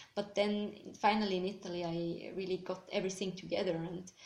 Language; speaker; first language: English; non-native, fluent; Swiss German